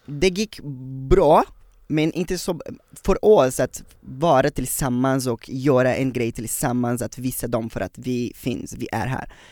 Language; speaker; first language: Swedish; non-native, fluent; Portuguese